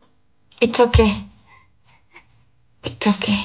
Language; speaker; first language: English; non-native, fluent; Turkish